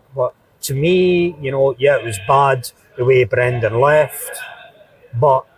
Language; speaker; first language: English; native; English